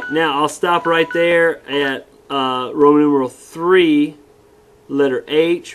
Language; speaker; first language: English; native; English